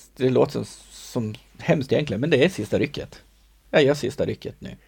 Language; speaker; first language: Swedish; native; Swedish